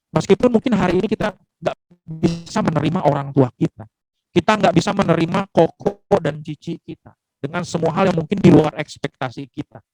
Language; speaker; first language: Indonesian; native; Indonesian